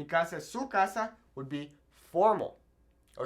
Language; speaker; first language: Spanish; non-native, fluent; English